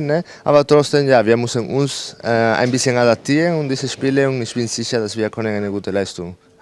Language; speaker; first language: German; non-native, fluent; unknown